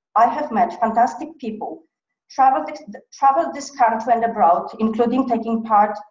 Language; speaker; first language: English; non-native, fluent; Polish